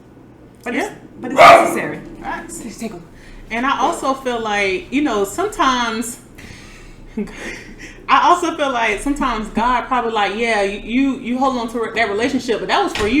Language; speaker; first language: English; native; English